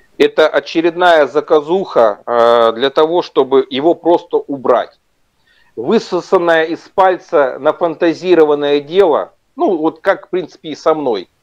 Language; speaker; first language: Russian; native; Russian